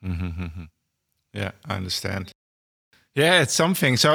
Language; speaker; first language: English; non-native, fluent; Dutch